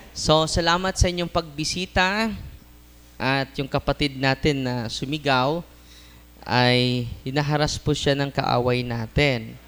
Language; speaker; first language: Filipino; non-native, local second language; Cebuano